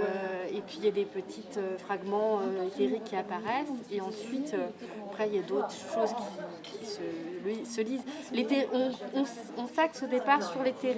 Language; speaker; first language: French; native; French